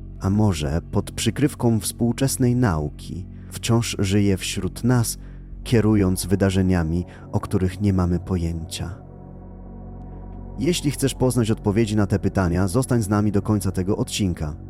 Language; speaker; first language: Polish; native; Polish